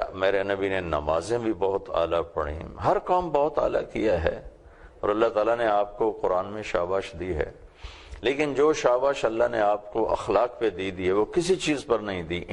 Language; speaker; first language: Urdu; non-native, local second language; Punjabi